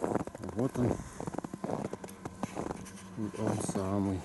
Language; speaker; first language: Russian; native; Russian